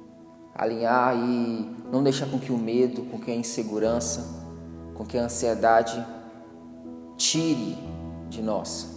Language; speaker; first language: Portuguese; native; Portuguese